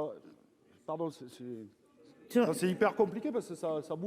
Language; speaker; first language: French; native; French